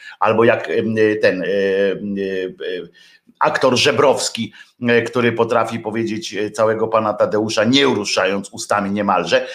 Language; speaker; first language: Polish; native; Polish